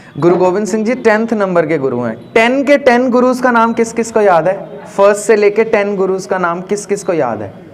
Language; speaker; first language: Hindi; native; Hindi